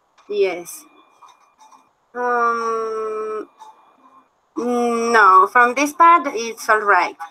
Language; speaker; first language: English; non-native, learner; Spanish